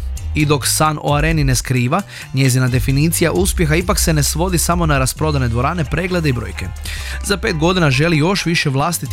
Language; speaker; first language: Croatian; native; Croatian